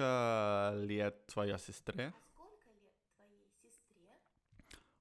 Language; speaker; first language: Russian; non-native, learner; Spanish